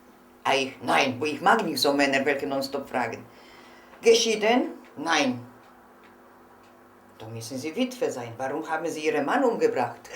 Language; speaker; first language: German; non-native, learner; Polish